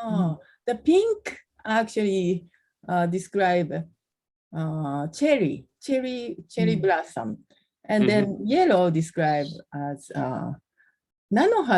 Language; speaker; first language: English; non-native, learner; Japanese